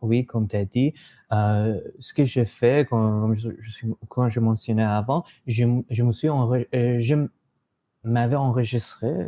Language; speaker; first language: French; non-native, fluent; English